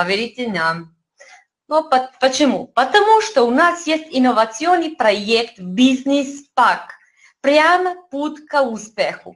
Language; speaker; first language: Russian; non-native, fluent; Serbian